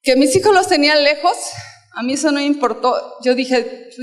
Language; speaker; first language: Spanish; native; Spanish